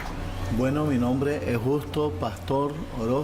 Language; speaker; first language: Spanish; native; Spanish